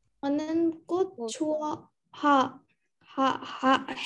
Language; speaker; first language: Korean; non-native, learner; Bangla